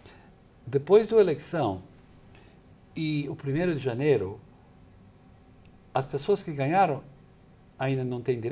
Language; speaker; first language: Portuguese; non-native, fluent; English